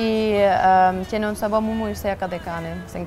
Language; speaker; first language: Spanish; non-native, learner; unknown